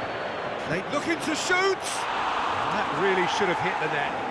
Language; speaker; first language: English; native; English